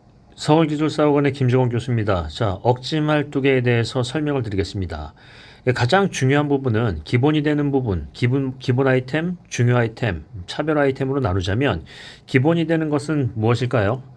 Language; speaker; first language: Korean; native; Korean